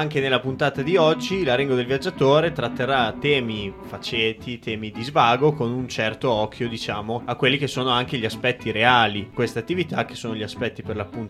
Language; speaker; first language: Italian; native; Italian